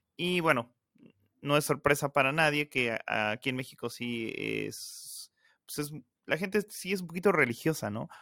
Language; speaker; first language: Spanish; native; Spanish